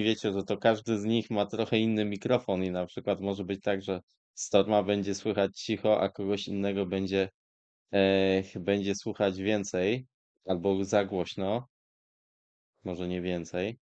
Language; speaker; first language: Polish; native; Polish